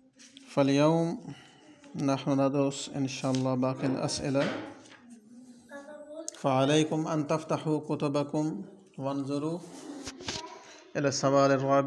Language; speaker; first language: Arabic; non-native, fluent; Urdu